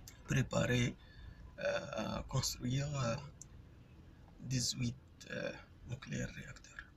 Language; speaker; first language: French; non-native, fluent; Arabic